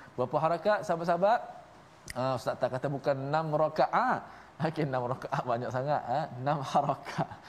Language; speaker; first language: Malay; native; Malay